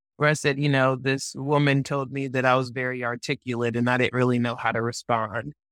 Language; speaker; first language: English; native; English